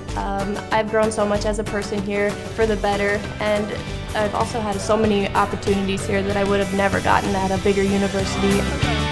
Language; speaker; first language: English; native; English